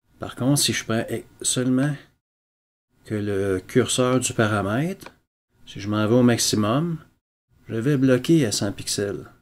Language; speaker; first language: French; native; French